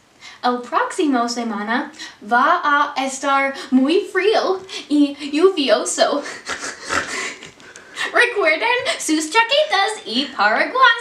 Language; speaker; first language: Spanish; non-native, learner; English